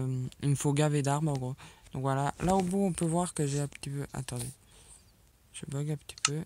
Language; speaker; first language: French; native; French